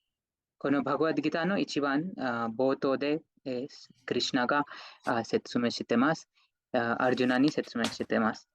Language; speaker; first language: Japanese; non-native, fluent; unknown